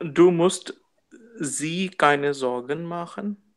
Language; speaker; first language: German; non-native, learner; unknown